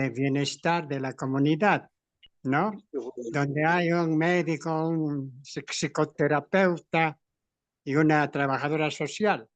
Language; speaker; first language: Spanish; native; Spanish